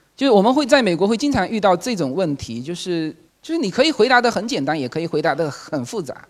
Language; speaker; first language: Chinese; native; Chinese